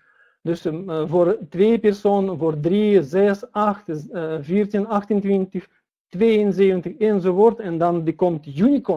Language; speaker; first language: Dutch; non-native, learner; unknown